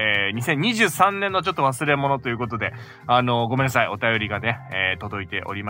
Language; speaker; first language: Japanese; native; Japanese